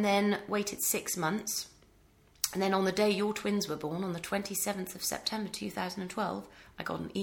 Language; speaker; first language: English; native; English